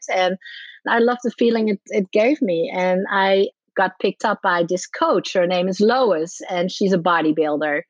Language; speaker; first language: English; non-native, fluent; Dutch